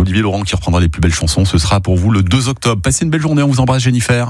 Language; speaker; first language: French; native; French